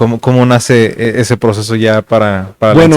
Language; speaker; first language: Spanish; native; Spanish